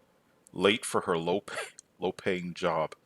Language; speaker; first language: English; native; English